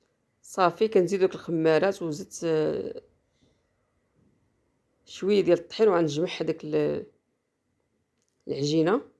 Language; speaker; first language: Arabic; native; Arabic